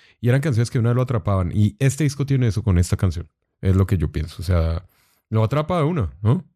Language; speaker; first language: Spanish; native; Spanish